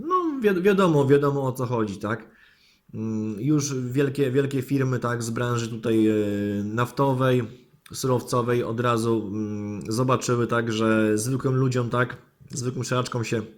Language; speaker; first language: Polish; native; Polish